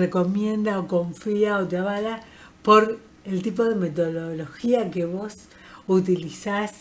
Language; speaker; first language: Spanish; native; Spanish